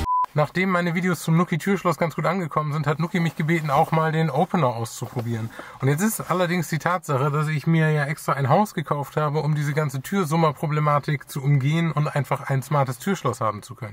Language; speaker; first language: German; native; German